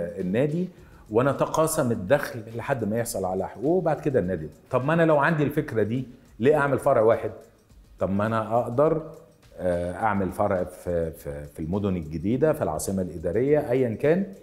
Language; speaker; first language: Arabic; native; Arabic